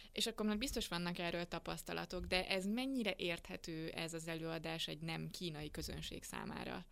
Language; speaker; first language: Hungarian; native; Hungarian